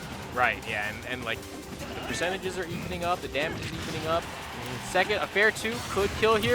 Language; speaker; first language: English; native; English